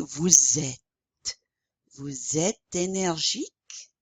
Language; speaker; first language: French; non-native, fluent; English